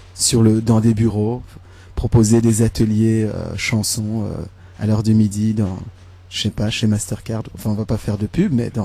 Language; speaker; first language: French; native; French